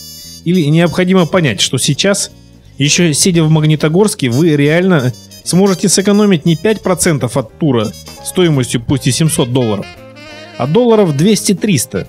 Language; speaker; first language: Russian; native; Russian